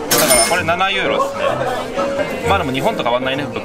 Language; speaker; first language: Japanese; native; Japanese